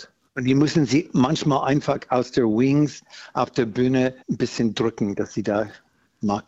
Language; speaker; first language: German; non-native, fluent; English